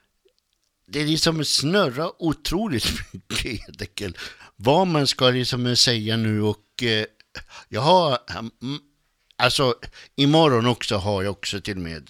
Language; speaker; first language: Swedish; native; Swedish